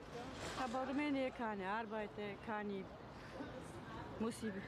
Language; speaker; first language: German; non-native, learner; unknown